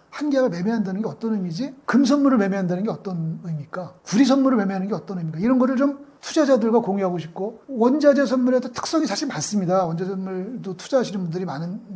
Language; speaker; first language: Korean; native; Korean